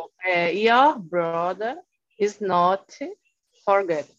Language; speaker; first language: English; non-native, learner; Portuguese